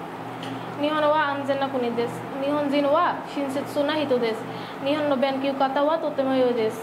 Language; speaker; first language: Japanese; non-native, learner; Bangla